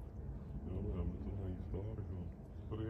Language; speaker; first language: Dutch; native; Dutch